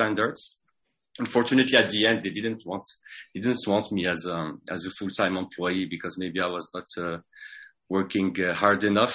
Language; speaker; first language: English; non-native, fluent; French